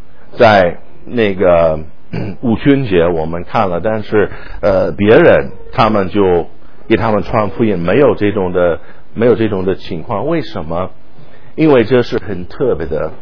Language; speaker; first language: Chinese; non-native, fluent; English